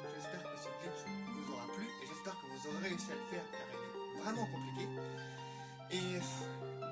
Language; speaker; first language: French; native; French